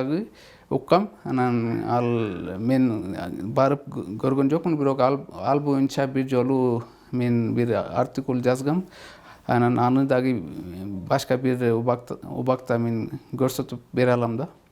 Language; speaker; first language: Kyrgyz; non-native, fluent; Urdu